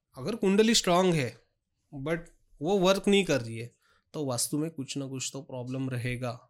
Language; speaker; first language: Hindi; non-native, local second language; Marathi